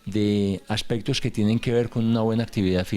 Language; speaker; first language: Spanish; native; Spanish